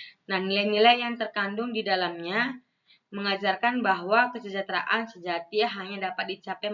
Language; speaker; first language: Indonesian; non-native, local second language; Balinese